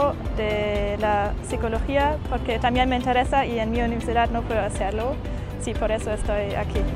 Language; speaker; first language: Spanish; non-native, learner; German